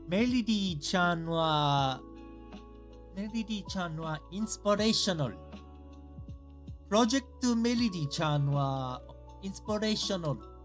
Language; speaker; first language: Japanese; non-native, learner; English